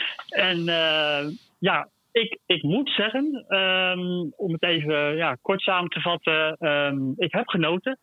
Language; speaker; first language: Dutch; native; Dutch